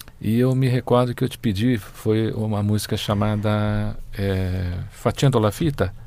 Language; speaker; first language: Portuguese; native; Portuguese